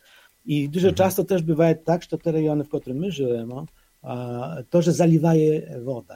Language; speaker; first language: Polish; non-native, fluent; Ukrainian